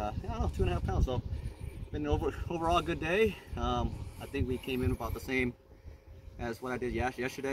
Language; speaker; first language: English; native; English